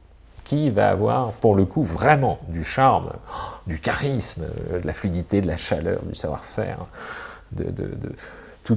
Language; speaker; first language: French; native; French